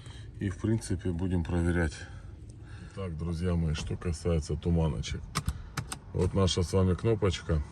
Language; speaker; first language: Russian; native; Russian